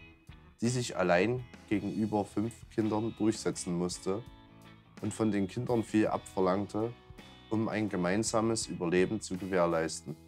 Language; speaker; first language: German; native; German